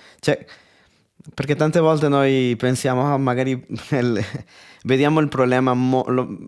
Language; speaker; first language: Italian; non-native, fluent; Spanish